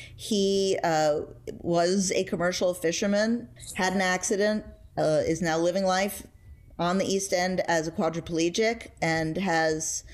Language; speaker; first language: English; native; English